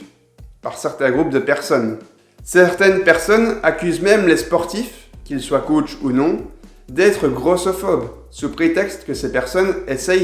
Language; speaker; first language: French; native; French